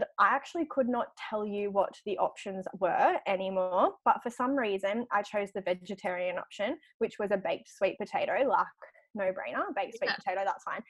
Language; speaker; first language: English; native; English